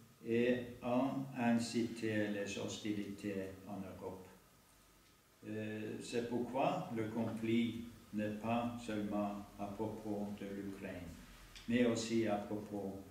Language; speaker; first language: French; non-native, fluent; Norwegian